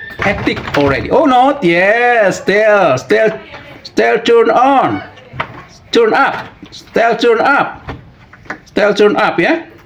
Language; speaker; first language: English; non-native, learner; Indonesian